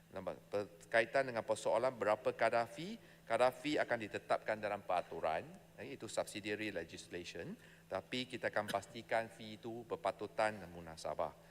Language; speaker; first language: Malay; non-native, local second language; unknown